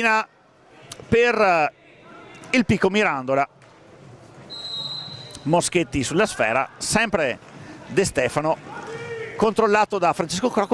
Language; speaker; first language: Italian; native; Italian